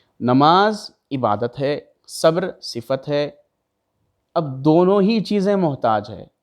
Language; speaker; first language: Urdu; native; Urdu